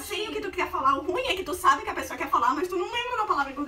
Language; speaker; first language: Portuguese; native; Portuguese